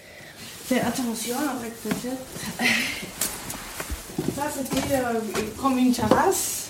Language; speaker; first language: French; non-native, fluent; German